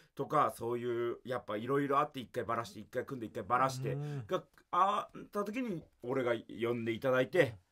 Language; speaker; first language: Japanese; native; Japanese